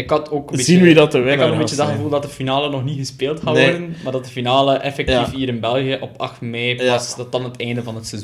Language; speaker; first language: Dutch; native; Dutch